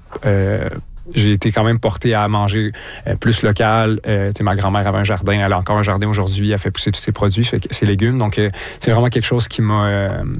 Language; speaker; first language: French; native; French